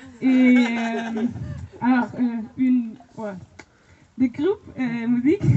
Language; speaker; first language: French; non-native, learner; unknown